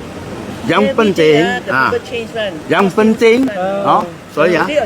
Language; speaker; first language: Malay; non-native, local second language; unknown